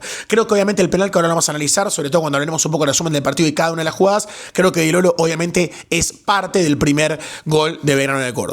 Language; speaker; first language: Spanish; native; Spanish